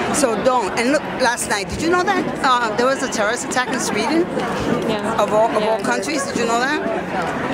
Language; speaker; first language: English; native; English